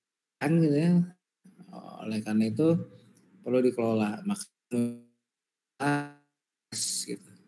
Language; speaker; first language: Indonesian; native; Indonesian